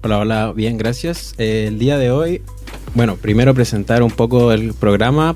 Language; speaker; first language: Spanish; native; Spanish